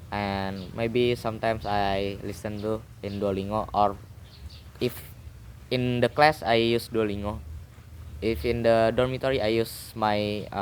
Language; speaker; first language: English; non-native, learner; Indonesian